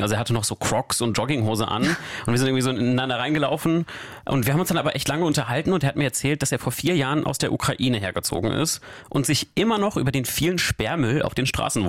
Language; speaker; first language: German; native; German